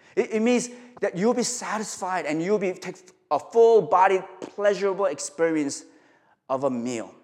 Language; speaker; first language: English; early bilingual, other home language; Korean